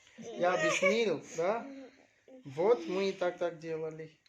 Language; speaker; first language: Russian; non-native, learner; Manipuri